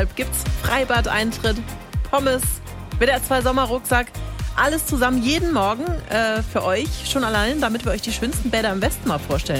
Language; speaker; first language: German; native; German